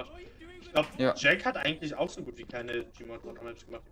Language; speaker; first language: German; native; German